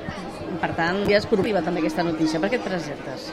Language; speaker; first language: Catalan; native; Catalan